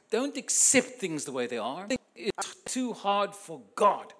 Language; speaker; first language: English; native; English